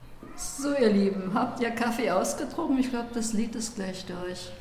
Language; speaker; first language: German; native; German